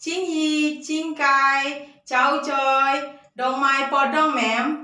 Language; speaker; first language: Cantonese; non-native, learner; Indonesian